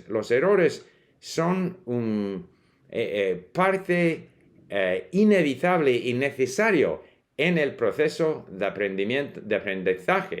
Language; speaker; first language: Spanish; non-native, fluent; English